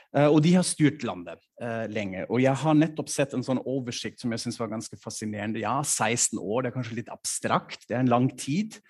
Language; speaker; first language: Norwegian; non-native, fluent; German